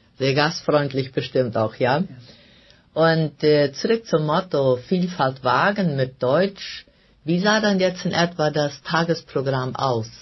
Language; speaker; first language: German; non-native, local second language; Plautdietsch